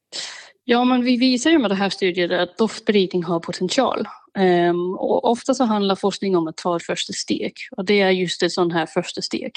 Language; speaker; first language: Swedish; non-native, fluent; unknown